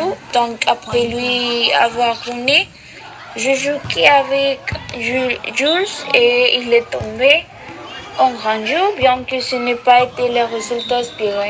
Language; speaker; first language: French; non-native, learner; Spanish